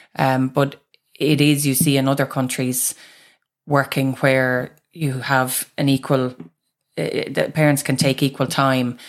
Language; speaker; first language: English; native; English